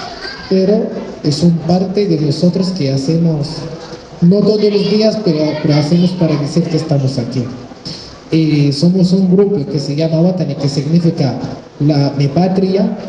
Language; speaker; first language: Spanish; non-native, fluent; Arabic